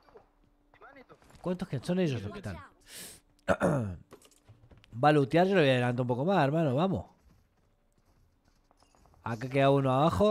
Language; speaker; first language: Spanish; native; Spanish